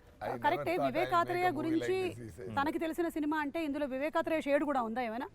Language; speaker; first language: Telugu; native; Telugu